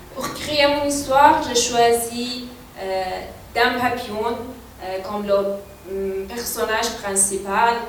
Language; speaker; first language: French; non-native, fluent; Persian